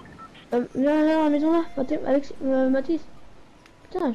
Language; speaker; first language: French; native; French